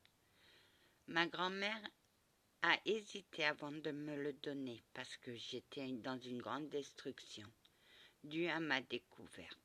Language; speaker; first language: French; early bilingual, other home language; Portuguese